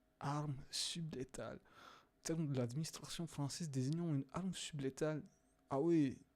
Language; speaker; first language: French; non-native, fluent; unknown